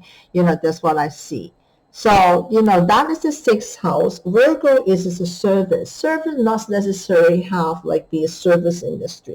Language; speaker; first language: English; non-native, fluent; Chinese